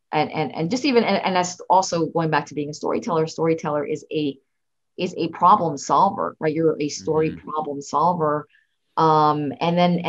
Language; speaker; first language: English; native; English